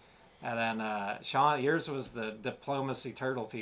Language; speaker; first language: English; native; English